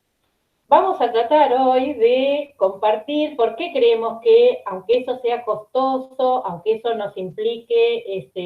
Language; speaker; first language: Spanish; native; Spanish